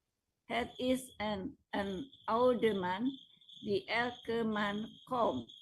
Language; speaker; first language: Dutch; non-native, learner; Indonesian